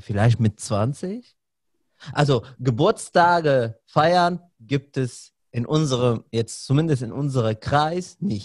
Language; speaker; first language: German; non-native, fluent; Arabic